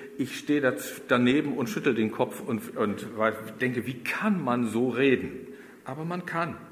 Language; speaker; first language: German; native; German